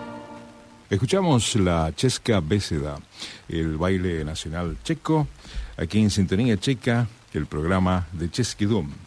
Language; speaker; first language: Spanish; native; Spanish